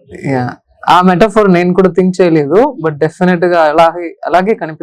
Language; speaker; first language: Telugu; non-native, learner; Tamil